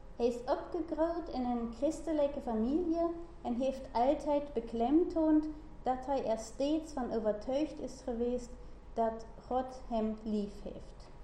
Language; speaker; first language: Dutch; non-native, learner; German